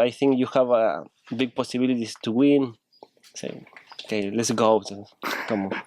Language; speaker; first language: English; non-native, learner; Spanish